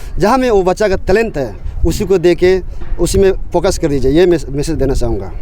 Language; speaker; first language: Hindi; non-native, local second language; Nyishi